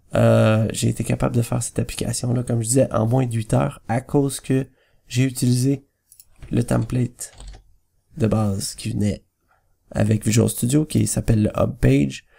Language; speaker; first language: French; native; French